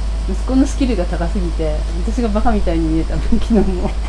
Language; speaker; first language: Japanese; native; Japanese